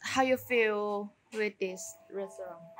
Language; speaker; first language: English; non-native, learner; Thai